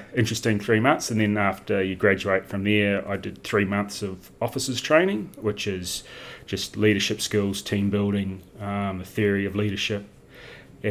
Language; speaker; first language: English; native; English